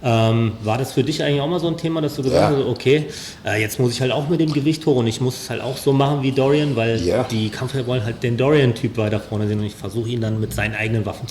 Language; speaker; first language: German; native; German